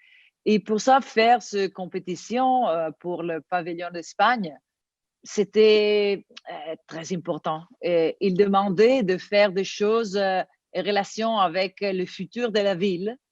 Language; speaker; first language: French; non-native, fluent; Italian